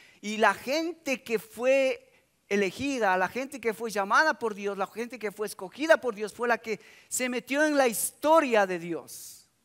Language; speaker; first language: Spanish; native; Spanish